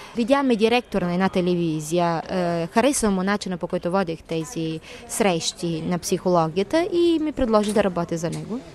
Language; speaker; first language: Bulgarian; native; Bulgarian